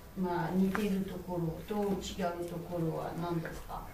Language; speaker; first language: Japanese; non-native, fluent; French